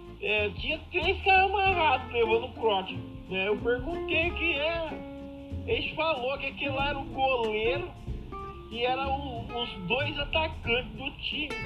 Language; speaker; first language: Portuguese; native; Portuguese